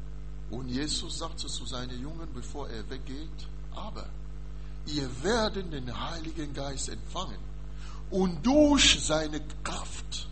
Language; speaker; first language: German; non-native, learner; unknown